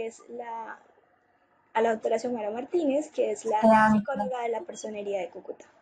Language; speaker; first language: Spanish; native; Spanish